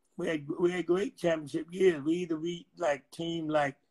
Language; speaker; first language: English; native; English